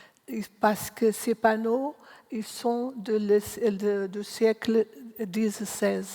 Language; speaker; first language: French; non-native, learner; Portuguese